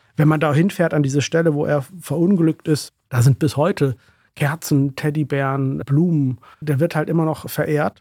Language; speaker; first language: German; early bilingual, other home language; Urdu